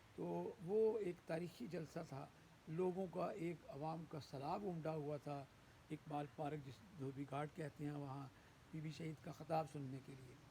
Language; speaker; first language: Urdu; non-native, local second language; Punjabi